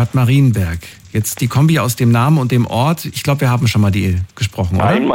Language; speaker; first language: German; native; German